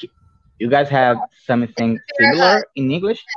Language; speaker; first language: English; non-native, fluent; Portuguese